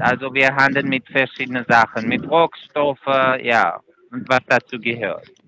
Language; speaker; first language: German; non-native, fluent; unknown